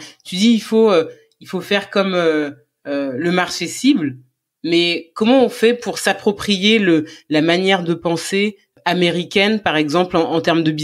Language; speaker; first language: French; native; French